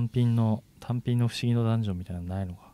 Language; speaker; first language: Japanese; native; Japanese